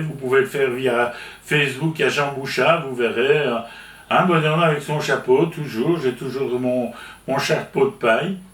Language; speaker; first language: French; native; French